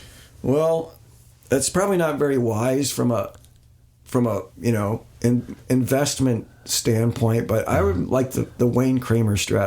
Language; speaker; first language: English; native; English